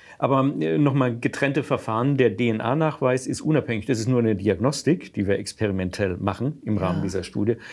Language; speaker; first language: German; native; German